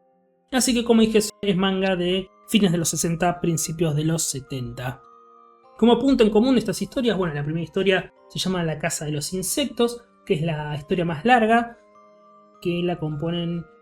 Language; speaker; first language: Spanish; native; Spanish